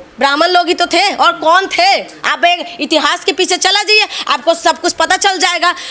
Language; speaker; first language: Hindi; non-native, local second language; Assamese